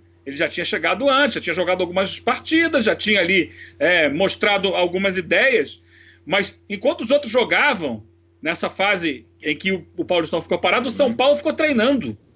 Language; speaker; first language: Portuguese; native; Portuguese